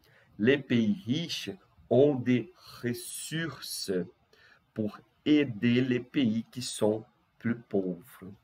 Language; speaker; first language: French; non-native, fluent; Portuguese